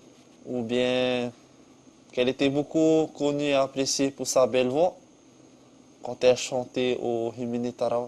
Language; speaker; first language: French; non-native, local second language; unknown